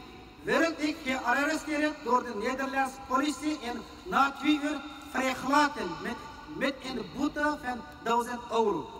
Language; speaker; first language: Dutch; non-native, fluent; Uyghur